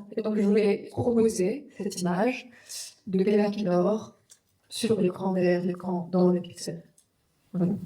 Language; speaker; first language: French; non-native, fluent; Vietnamese